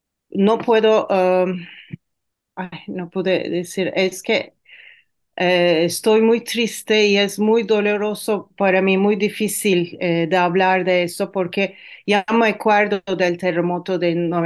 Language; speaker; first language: Spanish; non-native, fluent; Turkish